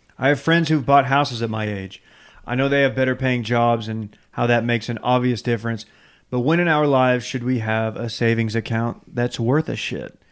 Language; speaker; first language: English; native; English